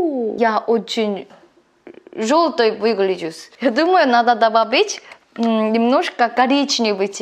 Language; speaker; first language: Russian; non-native, learner; Korean